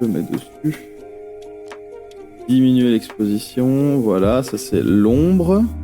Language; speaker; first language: French; native; French